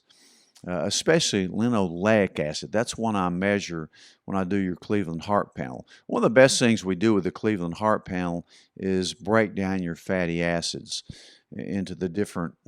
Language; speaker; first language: English; native; English